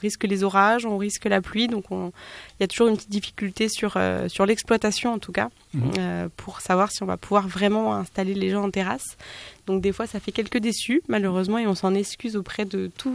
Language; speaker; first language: French; native; French